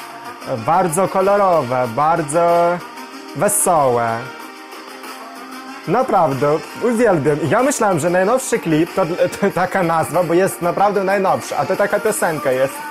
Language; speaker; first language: Polish; non-native, learner; Ukrainian